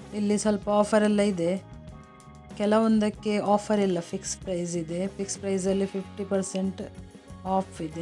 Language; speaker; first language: Kannada; non-native, local second language; Konkani